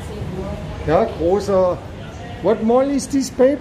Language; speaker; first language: English; non-native, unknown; German